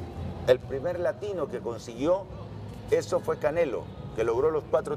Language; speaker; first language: Spanish; native; Spanish